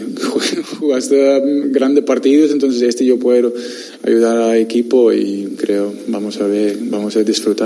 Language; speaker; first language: Spanish; non-native, learner; Dutch